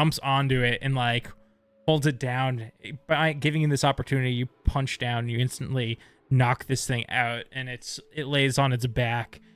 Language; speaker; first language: English; native; English